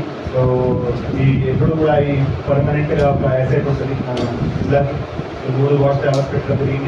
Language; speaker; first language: Telugu; native; Telugu